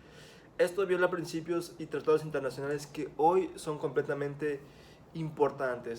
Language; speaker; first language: Spanish; native; Spanish